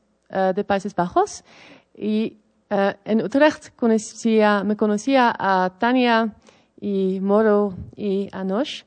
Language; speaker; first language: Spanish; non-native, learner; Dutch